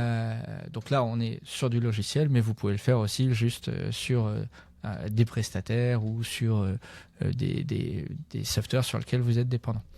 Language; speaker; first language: French; native; French